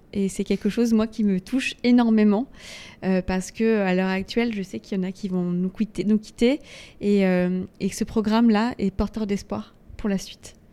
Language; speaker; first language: French; native; French